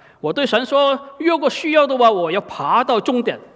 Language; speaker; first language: Chinese; native; Chinese